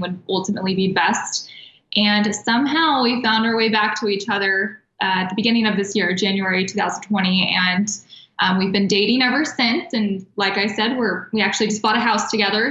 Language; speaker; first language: English; native; English